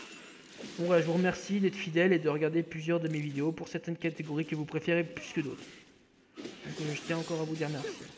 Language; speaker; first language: French; native; French